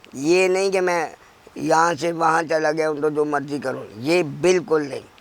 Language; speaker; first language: Urdu; non-native, local second language; Punjabi